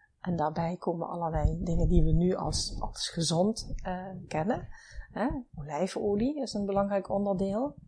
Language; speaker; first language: Dutch; native; Dutch